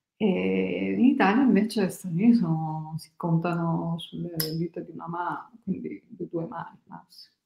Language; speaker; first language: Italian; native; Italian